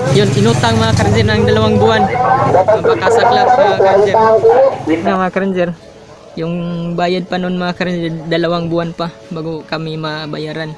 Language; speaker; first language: Filipino; non-native, local second language; Cebuano